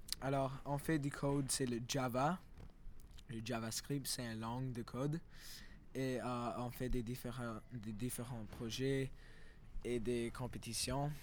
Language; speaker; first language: French; non-native, learner; English